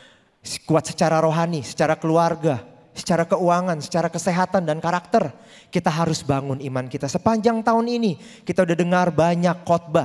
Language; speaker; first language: Indonesian; native; Indonesian